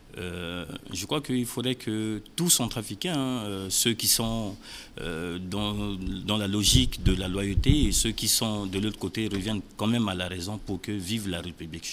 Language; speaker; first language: French; non-native, local second language; Sango